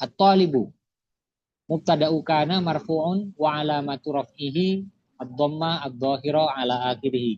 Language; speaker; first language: Arabic; non-native, fluent; Indonesian